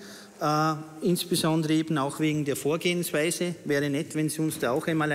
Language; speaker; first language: German; native; German